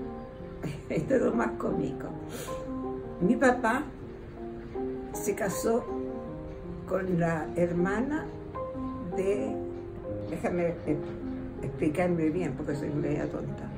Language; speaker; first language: Spanish; early bilingual, other home language; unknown